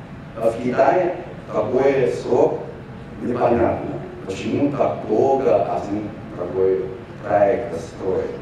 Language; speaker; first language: Russian; non-native, fluent; Chinese